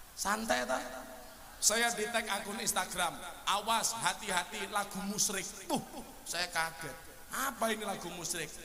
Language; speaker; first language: Indonesian; native; Indonesian